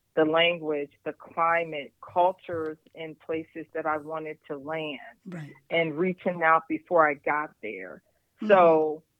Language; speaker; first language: English; native; English